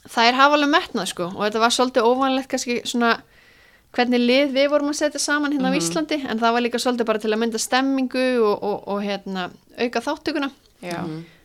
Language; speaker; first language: Icelandic; native; Icelandic